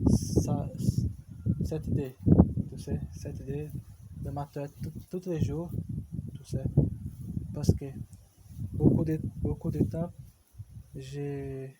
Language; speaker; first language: French; non-native, learner; Portuguese